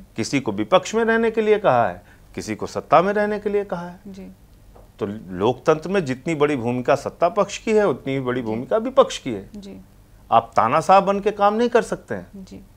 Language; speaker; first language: Hindi; native; Hindi